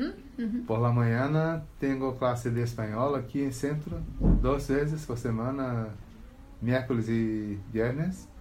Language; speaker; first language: Spanish; non-native, learner; Portuguese